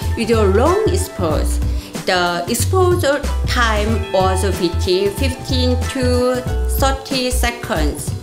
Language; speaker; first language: English; non-native, learner; Korean